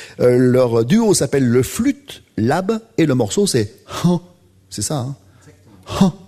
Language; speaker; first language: French; native; French